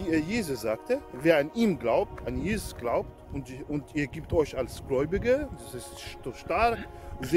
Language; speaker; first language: German; non-native, fluent; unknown